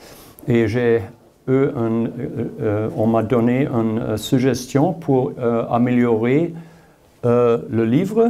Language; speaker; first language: French; non-native, learner; German